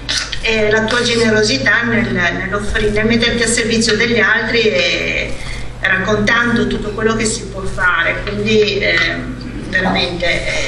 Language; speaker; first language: Italian; native; Italian